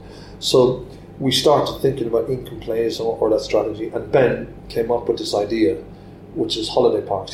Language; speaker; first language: English; native; English